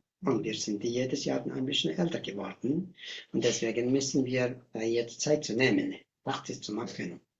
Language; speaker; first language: German; non-native, learner; Tibetan